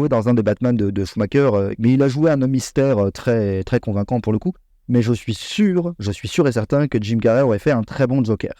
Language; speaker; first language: French; native; French